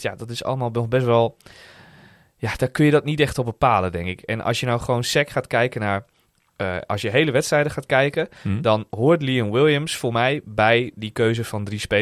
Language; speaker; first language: Dutch; native; Dutch